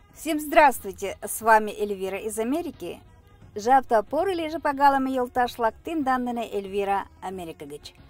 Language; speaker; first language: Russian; non-native, local second language; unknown